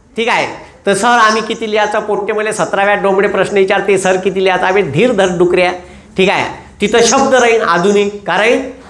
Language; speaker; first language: Marathi; native; Marathi